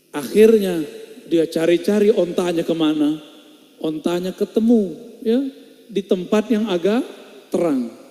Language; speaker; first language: Indonesian; non-native, local second language; Minangkabau